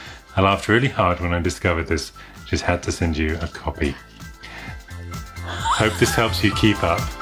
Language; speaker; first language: English; native; English